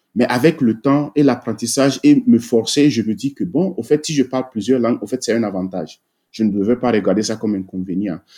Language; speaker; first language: French; non-native, local second language; Ewe